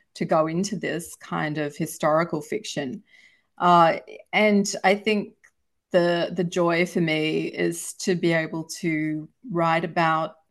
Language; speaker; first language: English; native; English